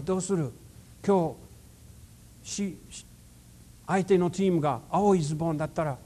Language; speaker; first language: Japanese; non-native, fluent; English